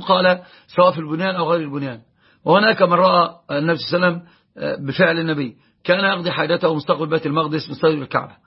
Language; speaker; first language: Arabic; native; Arabic